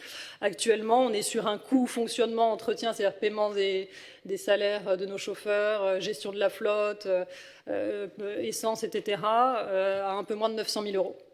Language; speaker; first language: French; native; French